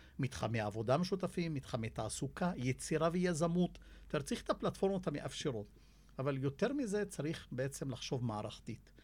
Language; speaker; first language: Hebrew; non-native, local second language; Arabic